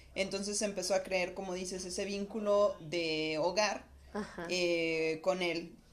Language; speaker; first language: Spanish; native; Spanish